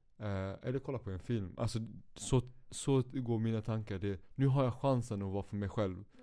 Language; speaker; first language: Swedish; native; Swedish